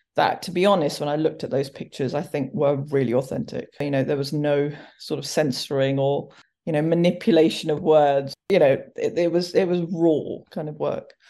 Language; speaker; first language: English; early bilingual, other home language; Hindi